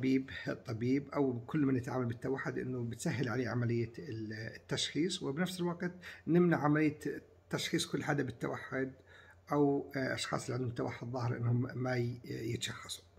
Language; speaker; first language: Arabic; native; Arabic